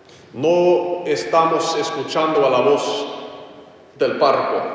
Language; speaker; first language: Spanish; non-native, fluent; English